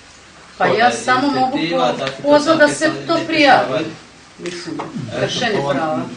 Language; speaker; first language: Croatian; native; Croatian